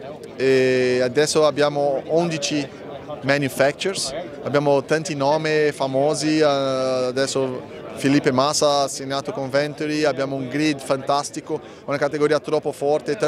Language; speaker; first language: Italian; non-native, learner; Portuguese